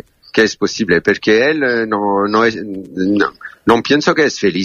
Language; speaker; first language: Spanish; non-native, learner; French